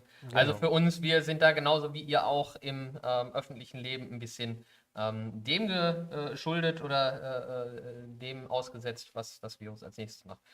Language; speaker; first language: German; native; German